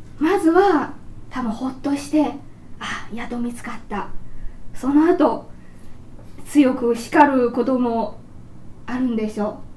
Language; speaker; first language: Japanese; non-native, fluent; Chinese